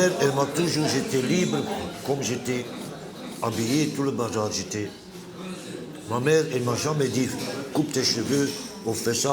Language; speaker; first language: French; non-native, local second language; Dutch